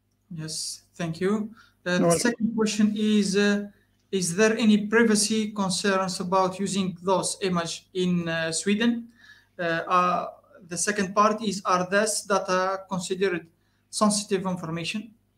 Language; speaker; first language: English; non-native, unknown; Arabic